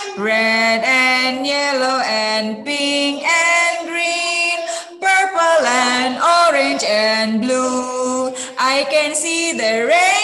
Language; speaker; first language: English; non-native, fluent; Indonesian